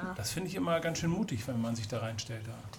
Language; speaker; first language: German; native; German